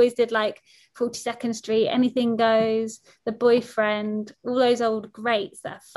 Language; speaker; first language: English; native; English